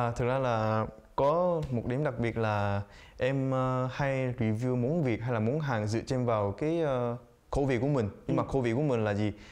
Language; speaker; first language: Vietnamese; early bilingual, other home language; Korean